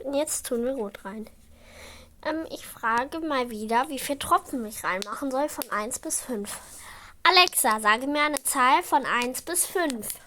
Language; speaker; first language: German; native; German